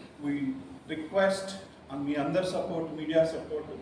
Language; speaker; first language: English; non-native, local second language; Telugu